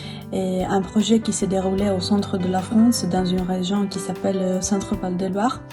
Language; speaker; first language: French; non-native, fluent; Italian